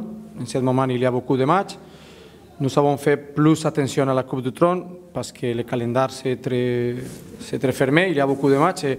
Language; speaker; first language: French; non-native, learner; Spanish